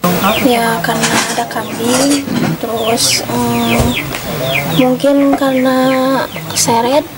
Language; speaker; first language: Indonesian; non-native, local second language; Sundanese